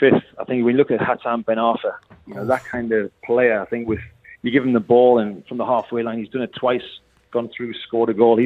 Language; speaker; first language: English; native; English